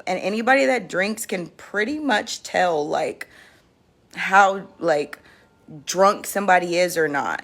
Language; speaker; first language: English; native; English